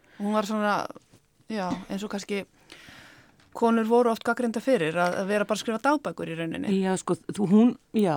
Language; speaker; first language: Icelandic; native; Icelandic